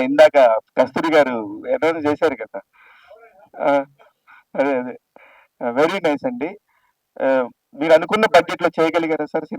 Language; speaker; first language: Telugu; native; Telugu